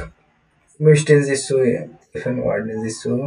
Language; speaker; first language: German; non-native, learner; Bangla